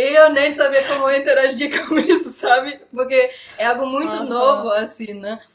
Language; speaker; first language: Portuguese; non-native, fluent; German